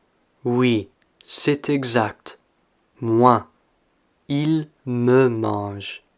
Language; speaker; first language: French; non-native, fluent; English